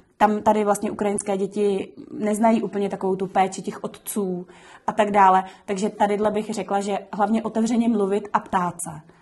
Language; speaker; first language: Czech; native; Czech